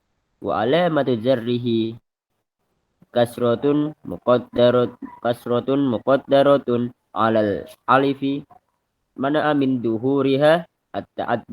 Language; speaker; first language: Arabic; non-native, learner; Indonesian